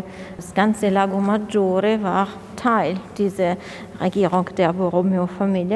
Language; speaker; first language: German; non-native, fluent; Italian